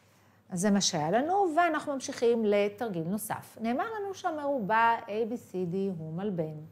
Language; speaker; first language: Hebrew; native; Hebrew